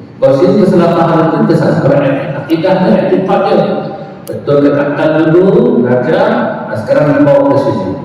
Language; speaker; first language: Malay; native; Malay